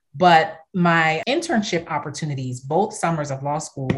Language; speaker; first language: English; native; English